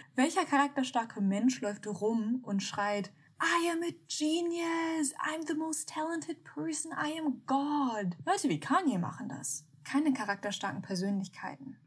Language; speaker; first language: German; early bilingual, other home language; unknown